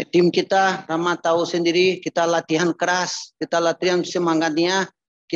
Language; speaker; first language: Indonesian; non-native, learner; Portuguese